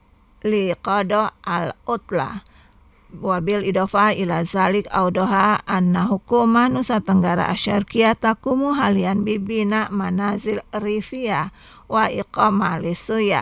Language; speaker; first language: Arabic; non-native, fluent; Indonesian